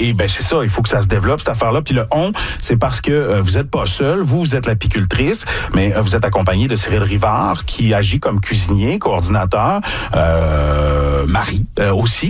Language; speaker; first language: French; native; French